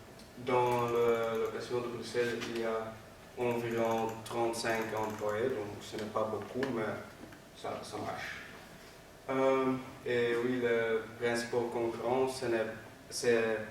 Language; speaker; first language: French; non-native, learner; Dutch